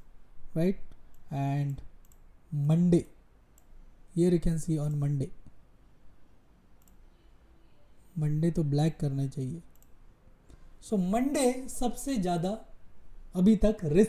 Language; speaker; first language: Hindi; native; Hindi